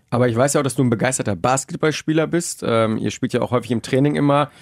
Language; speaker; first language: German; native; German